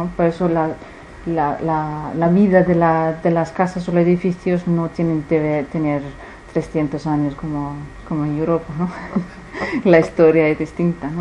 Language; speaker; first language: Spanish; non-native, fluent; Icelandic